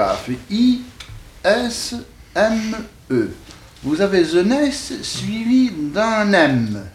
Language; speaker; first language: French; native; French